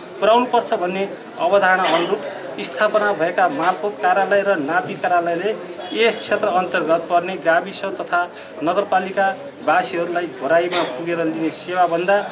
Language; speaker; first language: Nepali; native; Nepali